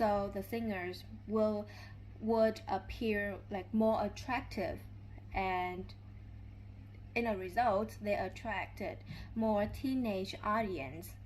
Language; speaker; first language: English; non-native, learner; Vietnamese